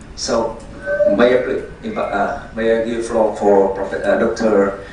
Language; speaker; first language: English; non-native, fluent; Vietnamese